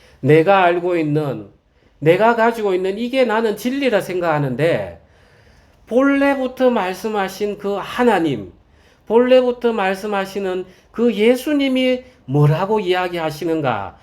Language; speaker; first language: Korean; native; Korean